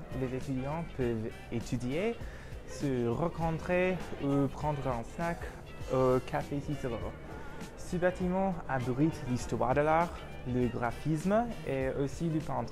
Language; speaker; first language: French; non-native, learner; English